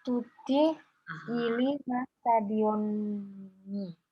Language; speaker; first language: Russian; non-native, learner; Indonesian